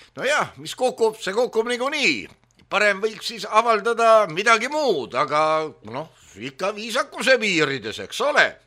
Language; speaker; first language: Estonian; native; Estonian